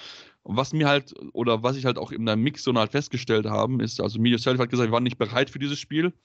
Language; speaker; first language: German; native; German